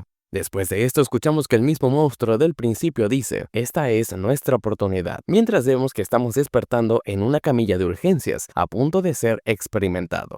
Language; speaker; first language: Spanish; native; Spanish